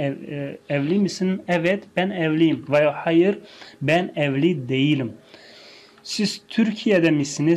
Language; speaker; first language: Turkish; non-native, fluent; Tajik